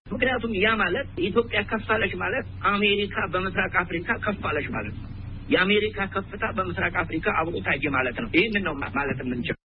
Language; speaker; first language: Amharic; native; Amharic